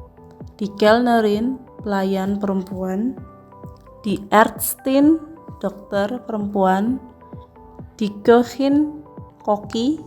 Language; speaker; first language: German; non-native, fluent; Indonesian